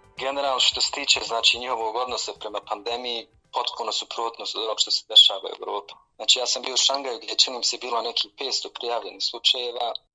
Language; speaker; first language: Bosnian; native; Bosnian